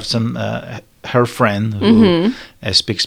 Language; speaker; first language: English; non-native, learner; Spanish